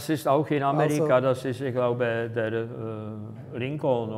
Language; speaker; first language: German; non-native, fluent; Czech